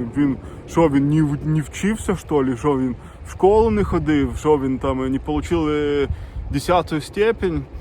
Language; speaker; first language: Ukrainian; non-native, local second language; Russian